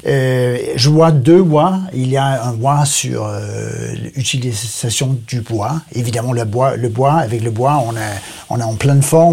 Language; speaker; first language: French; non-native, learner; Danish